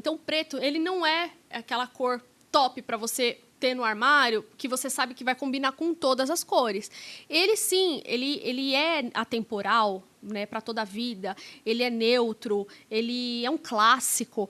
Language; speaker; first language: Portuguese; native; Portuguese